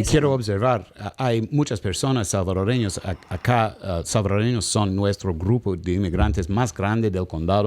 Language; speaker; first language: Spanish; non-native, learner; English